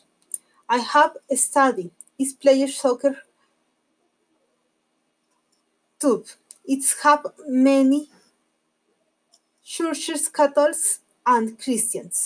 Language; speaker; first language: English; non-native, learner; Spanish